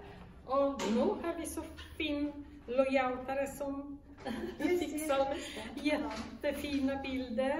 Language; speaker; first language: Swedish; non-native, fluent; Polish